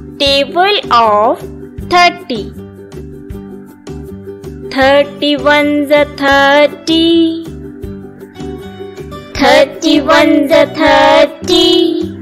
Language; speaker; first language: English; non-native, local second language; Hindi